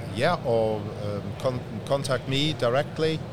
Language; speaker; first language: English; non-native, fluent; German